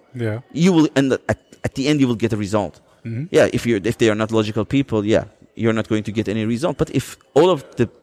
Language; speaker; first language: English; non-native, fluent; Azerbaijani